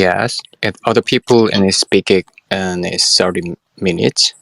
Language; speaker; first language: English; non-native, learner; Korean